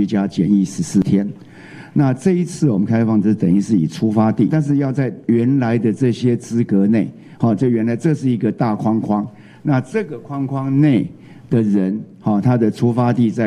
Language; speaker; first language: Chinese; native; Chinese